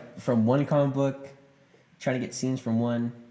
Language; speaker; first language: English; native; English